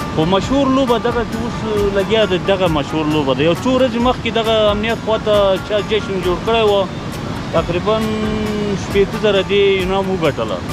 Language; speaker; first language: Pashto; non-native, local second language; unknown